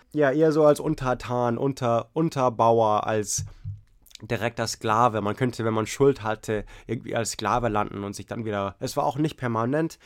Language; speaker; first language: German; non-native, fluent; English